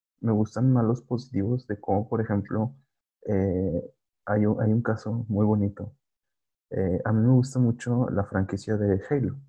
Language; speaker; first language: Spanish; native; Spanish